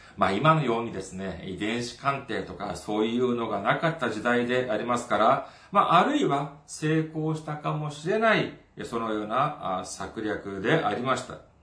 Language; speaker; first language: Japanese; non-native, fluent; Korean